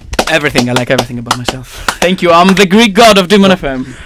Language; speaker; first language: English; non-native, fluent; Greek